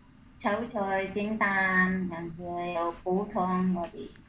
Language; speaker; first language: Cantonese; non-native, learner; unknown